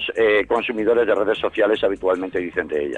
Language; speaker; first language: Spanish; native; Spanish